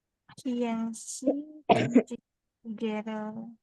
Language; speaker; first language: Korean; non-native, learner; Indonesian